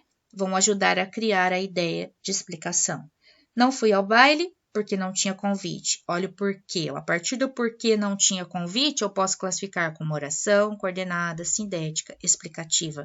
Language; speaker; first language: Portuguese; native; Portuguese